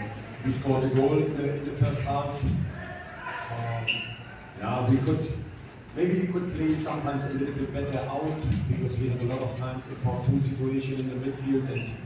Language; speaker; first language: English; non-native, fluent; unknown